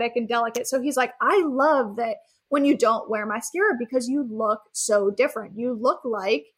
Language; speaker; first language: English; native; English